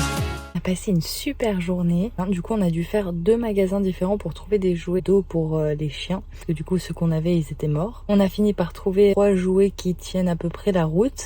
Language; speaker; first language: French; native; French